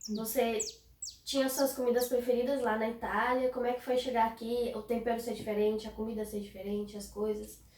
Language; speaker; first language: Portuguese; native; Portuguese